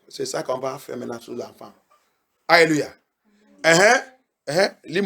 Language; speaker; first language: French; non-native, learner; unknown